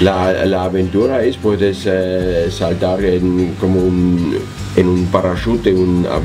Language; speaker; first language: Spanish; non-native, learner; German